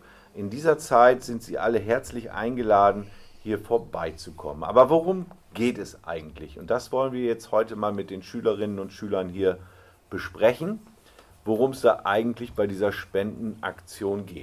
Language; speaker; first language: German; native; German